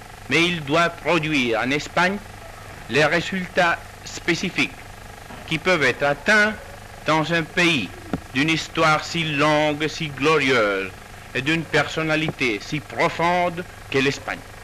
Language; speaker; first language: French; non-native, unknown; Spanish